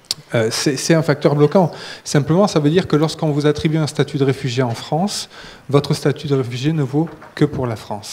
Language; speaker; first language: French; native; French